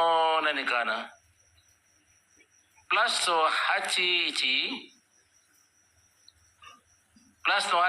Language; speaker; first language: Japanese; non-native, learner; Indonesian